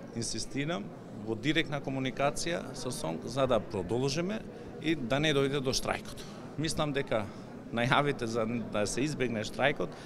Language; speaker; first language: Macedonian; non-native, local second language; Albanian